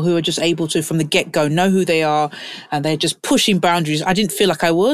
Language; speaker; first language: English; native; English